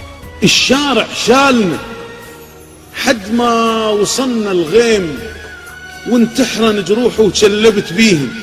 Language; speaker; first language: Arabic; native; Arabic